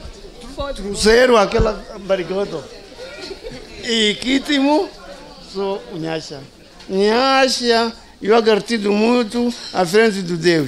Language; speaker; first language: Portuguese; non-native, local second language; Shona